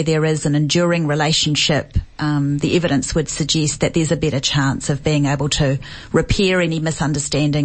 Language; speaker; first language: English; native; English